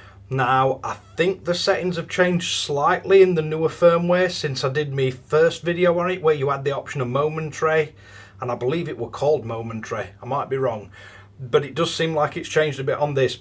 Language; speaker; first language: English; native; English